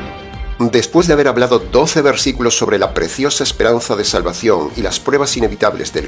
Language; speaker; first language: Spanish; native; Spanish